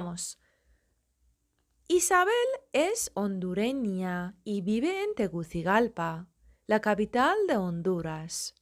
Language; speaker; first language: Spanish; non-native, fluent; Persian